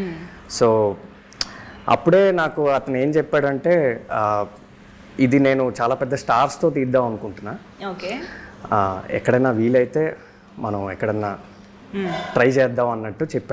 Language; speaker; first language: Telugu; native; Telugu